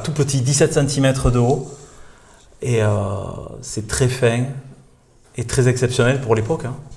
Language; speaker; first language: French; native; French